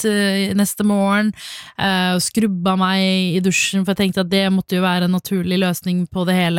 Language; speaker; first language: Norwegian; early bilingual, other home language; Tamil